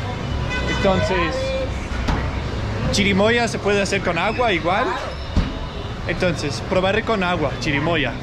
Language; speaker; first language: Spanish; non-native, learner; Danish